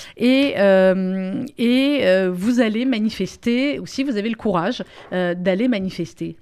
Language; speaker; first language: French; native; French